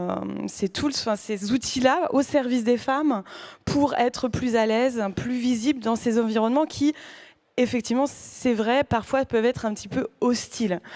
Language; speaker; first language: French; native; French